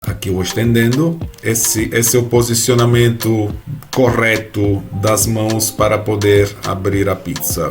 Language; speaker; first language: Portuguese; non-native, fluent; Italian